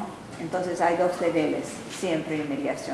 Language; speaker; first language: Spanish; non-native, learner; English